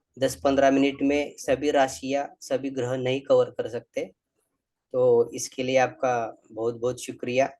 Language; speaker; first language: Hindi; non-native, local second language; Marathi